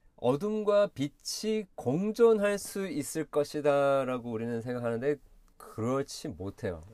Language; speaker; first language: Korean; early bilingual, heritage; Korean